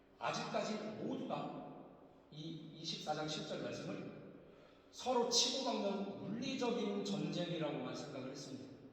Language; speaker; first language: Korean; native; Korean